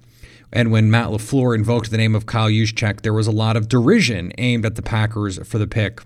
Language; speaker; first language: English; native; English